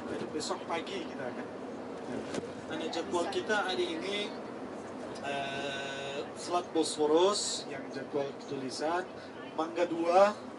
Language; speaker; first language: Indonesian; non-native, fluent; Turkish